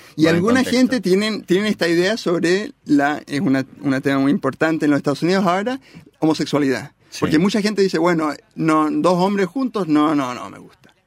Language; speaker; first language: Spanish; early bilingual, heritage; Spanish